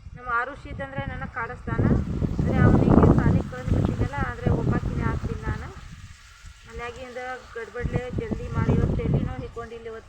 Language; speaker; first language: Kannada; non-native, local second language; Lambadi